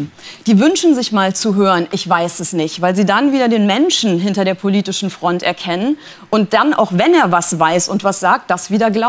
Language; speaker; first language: German; native; German